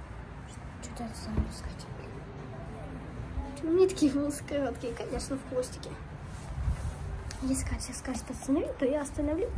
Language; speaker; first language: Russian; early bilingual, heritage; Russian